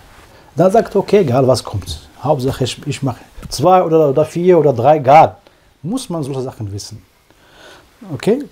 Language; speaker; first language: German; non-native, fluent; Arabic